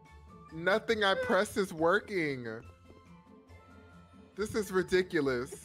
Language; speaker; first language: English; native; English